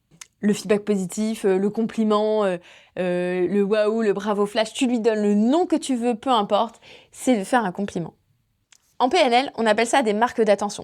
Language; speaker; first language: French; native; French